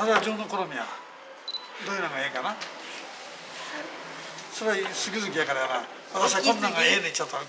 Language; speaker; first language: Japanese; native; Japanese